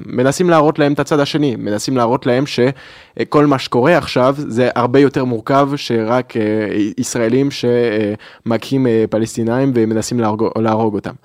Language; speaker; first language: Hebrew; early bilingual, other home language; French